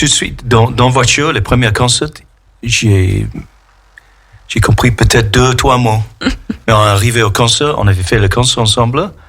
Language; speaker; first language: French; non-native, fluent; English